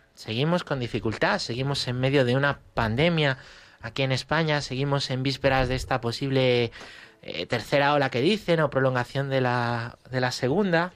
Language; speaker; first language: Spanish; native; Spanish